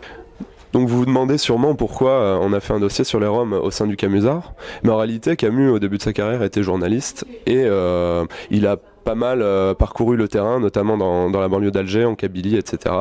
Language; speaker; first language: French; native; French